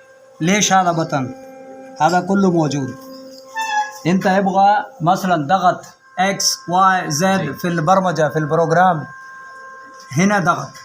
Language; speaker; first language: Arabic; non-native, learner; Punjabi